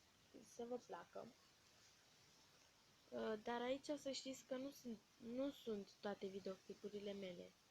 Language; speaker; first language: Romanian; native; Romanian